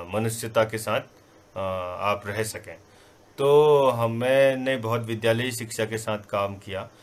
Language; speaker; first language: Hindi; non-native, local second language; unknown